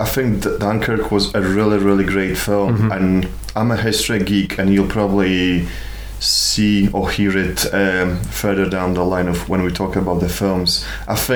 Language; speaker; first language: English; non-native, fluent; Polish